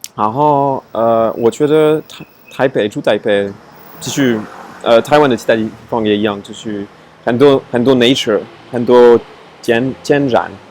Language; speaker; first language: Chinese; non-native, fluent; French